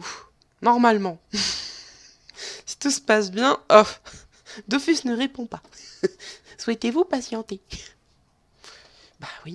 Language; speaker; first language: French; native; French